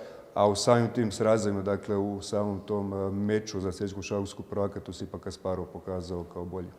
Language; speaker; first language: Croatian; native; Croatian